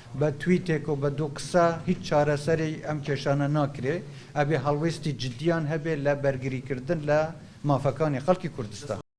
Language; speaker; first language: Central Kurdish; non-native, local second language; Kurdish